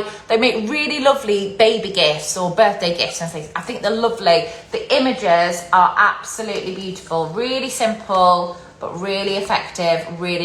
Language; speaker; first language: English; native; English